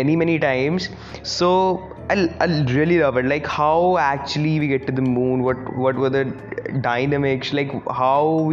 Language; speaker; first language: English; non-native, local second language; Hindi